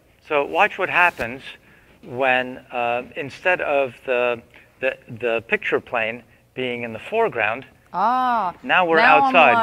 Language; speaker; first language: English; native; English